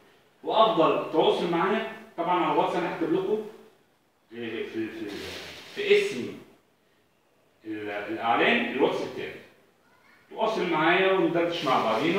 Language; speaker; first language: Arabic; native; Arabic